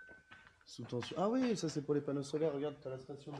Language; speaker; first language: French; native; French